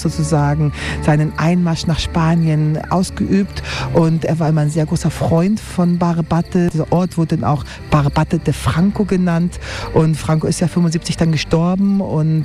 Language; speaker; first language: German; native; German